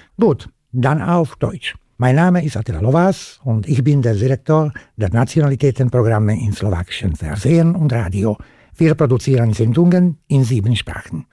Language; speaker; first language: German; non-native, fluent; Hungarian